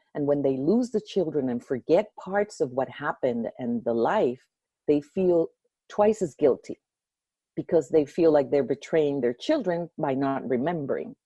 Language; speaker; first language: English; early bilingual, other home language; Spanish